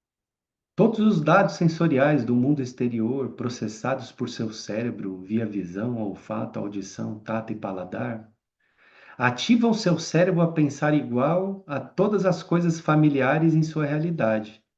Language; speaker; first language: Portuguese; native; Portuguese